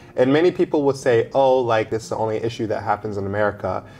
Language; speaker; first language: English; native; English